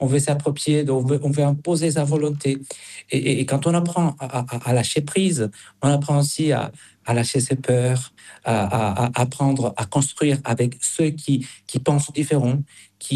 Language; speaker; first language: French; non-native, fluent; Spanish